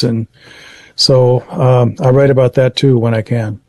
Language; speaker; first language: English; native; English